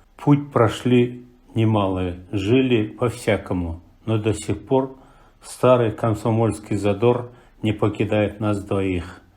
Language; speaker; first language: Russian; non-native, local second language; Kazakh